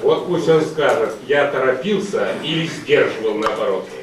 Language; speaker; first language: Russian; native; Russian